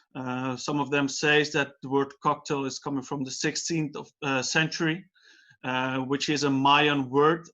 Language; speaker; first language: English; non-native, fluent; Dutch